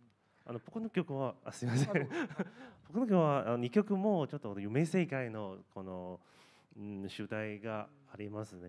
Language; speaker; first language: Japanese; non-native, learner; Chinese